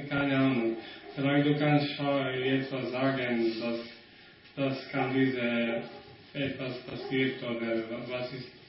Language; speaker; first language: German; non-native, learner; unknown